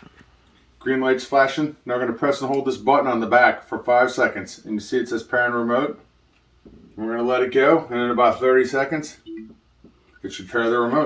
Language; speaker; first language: English; native; English